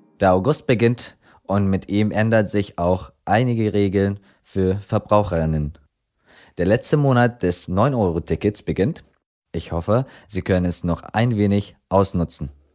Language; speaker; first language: German; non-native, fluent; Arabic